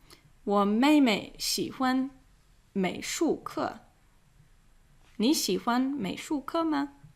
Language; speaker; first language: Chinese; non-native, fluent; English